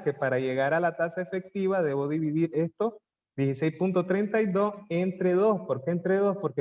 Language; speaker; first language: Spanish; native; Spanish